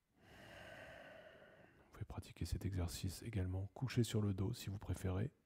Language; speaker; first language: French; native; French